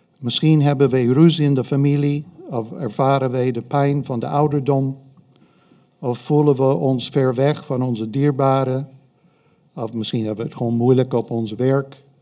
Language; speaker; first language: Dutch; non-native, fluent; English